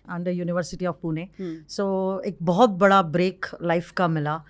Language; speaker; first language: Hindi; non-native, local second language; Marwari